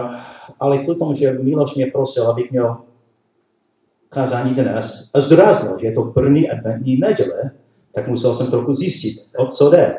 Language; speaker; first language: Czech; non-native, learner; English